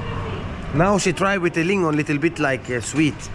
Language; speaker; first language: English; non-native, fluent; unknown